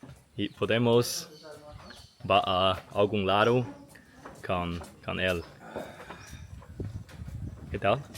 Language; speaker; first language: Spanish; non-native, learner; English